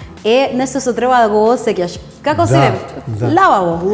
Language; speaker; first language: Macedonian; non-native, fluent; Spanish